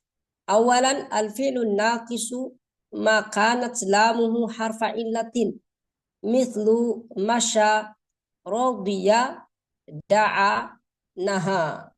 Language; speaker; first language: Arabic; non-native, fluent; Indonesian